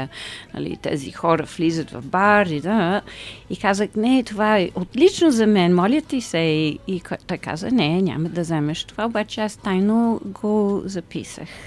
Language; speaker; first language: Bulgarian; early bilingual, heritage; Bulgarian